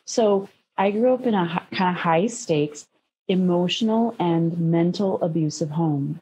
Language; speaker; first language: English; native; English